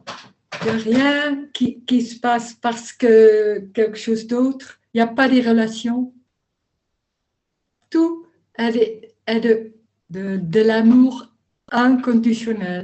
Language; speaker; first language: French; non-native, learner; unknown